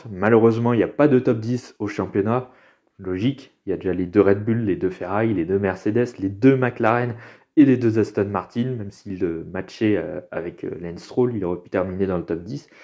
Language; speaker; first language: French; native; French